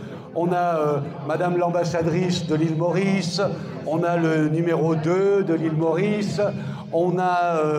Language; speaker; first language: French; native; French